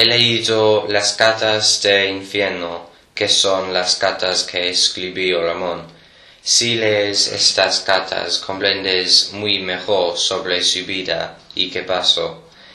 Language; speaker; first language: Spanish; non-native, learner; English